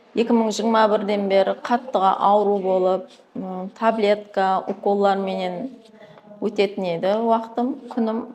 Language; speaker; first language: Uzbek; non-native, local second language; Kara-Kalpak